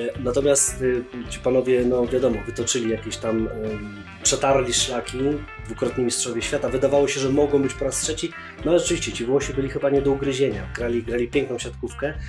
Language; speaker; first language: Polish; native; Polish